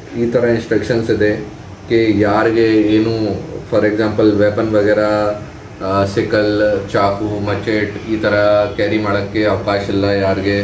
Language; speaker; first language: Kannada; non-native, fluent; Hindi